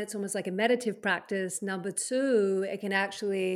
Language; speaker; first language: English; native; English